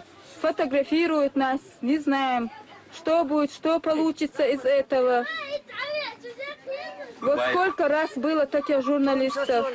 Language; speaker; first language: Russian; non-native, local second language; Chechen